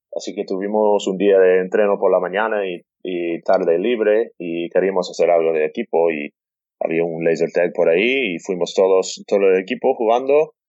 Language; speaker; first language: Spanish; non-native, fluent; English